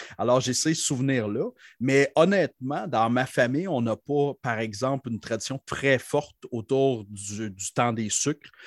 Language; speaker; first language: French; native; French